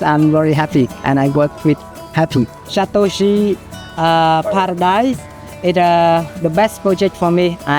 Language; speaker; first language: English; non-native, learner; Khmer